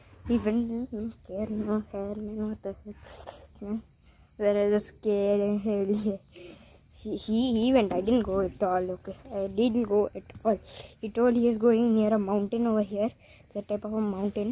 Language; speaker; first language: English; non-native, local second language; Konkani